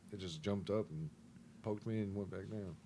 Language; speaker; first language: English; native; English